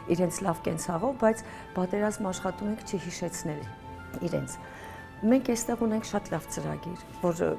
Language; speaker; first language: Armenian; early bilingual, heritage; Armenian